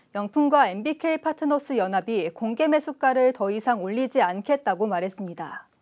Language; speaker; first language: Korean; native; Korean